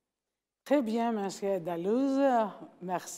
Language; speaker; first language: French; non-native, learner; Greek